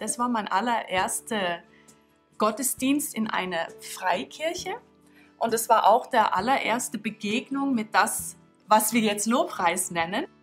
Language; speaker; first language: German; non-native, fluent; Norwegian